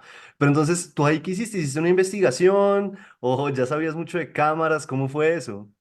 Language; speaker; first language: Spanish; native; Spanish